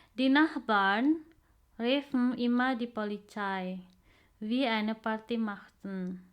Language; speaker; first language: German; non-native, fluent; Indonesian